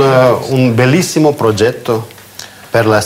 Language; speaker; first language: Italian; non-native, fluent; Russian